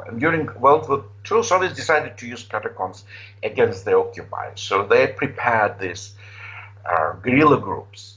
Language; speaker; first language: English; non-native, fluent; Romanian